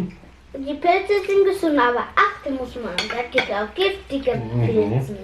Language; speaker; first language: German; early bilingual, other home language; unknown